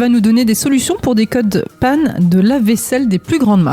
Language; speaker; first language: French; native; French